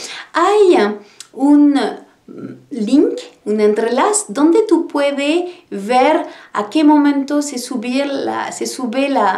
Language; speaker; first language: Spanish; non-native, learner; French